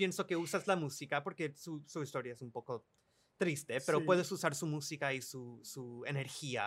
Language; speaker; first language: Spanish; early bilingual, other home language; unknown